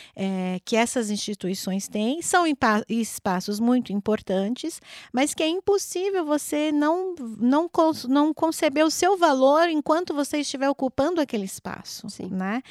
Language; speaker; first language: Portuguese; native; Portuguese